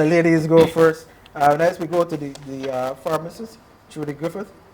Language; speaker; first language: English; native; English